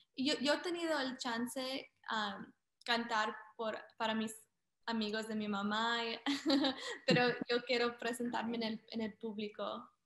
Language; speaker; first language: Spanish; early bilingual, heritage; Spanish